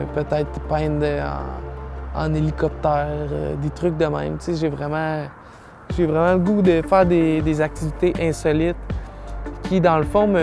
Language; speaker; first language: French; native; French